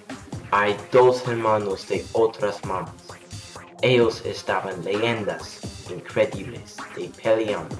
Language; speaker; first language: Spanish; non-native, learner; English